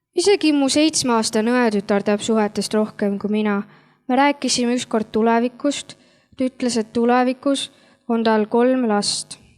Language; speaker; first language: Estonian; native; Estonian